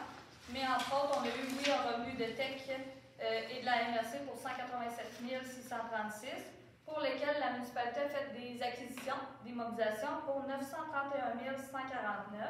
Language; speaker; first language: French; native; French